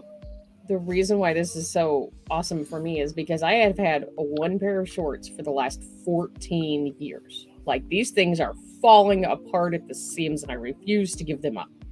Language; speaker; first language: English; native; English